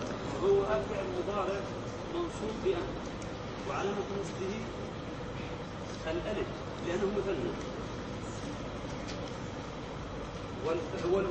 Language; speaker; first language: Arabic; non-native, learner; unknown